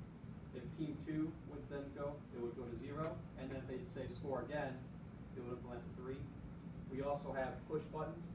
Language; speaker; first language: English; native; English